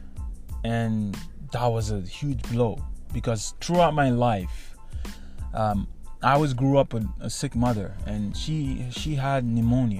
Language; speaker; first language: English; non-native, local second language; Igbo